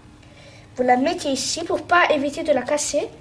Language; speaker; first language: French; non-native, learner; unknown